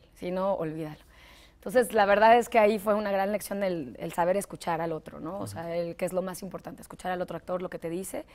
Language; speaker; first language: Spanish; native; Spanish